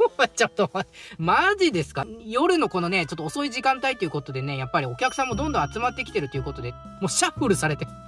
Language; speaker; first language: Japanese; native; Japanese